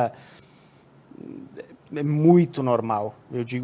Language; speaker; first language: Portuguese; native; Portuguese